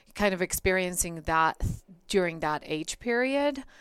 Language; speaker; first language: English; early bilingual, other home language; Bulgarian